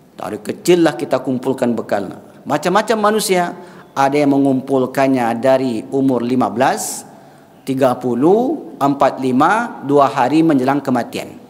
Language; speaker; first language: Malay; non-native, local second language; Minangkabau